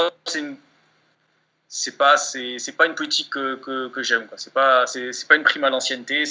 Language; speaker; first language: French; native; French